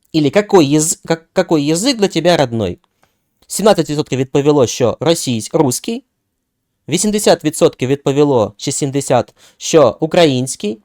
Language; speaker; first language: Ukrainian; non-native, local second language; Russian